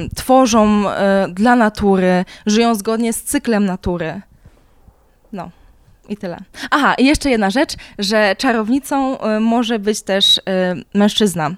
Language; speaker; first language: Polish; native; Polish